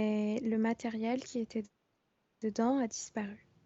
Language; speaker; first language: French; native; French